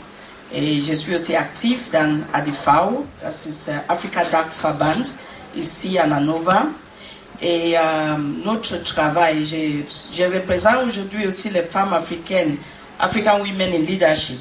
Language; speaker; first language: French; non-native, learner; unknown